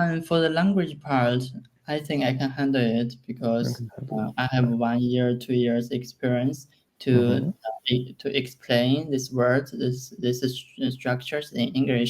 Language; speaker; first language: English; non-native, learner; Chinese